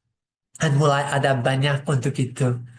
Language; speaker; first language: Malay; non-native, fluent; English